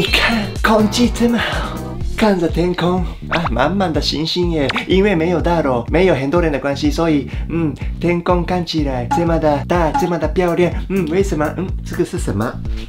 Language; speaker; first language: Chinese; non-native, fluent; Japanese